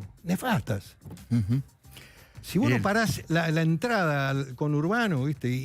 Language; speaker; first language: Spanish; native; Spanish